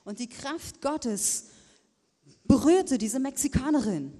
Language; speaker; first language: German; native; German